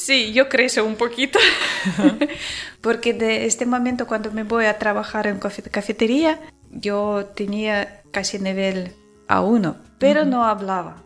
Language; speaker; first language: Spanish; non-native, learner; Ukrainian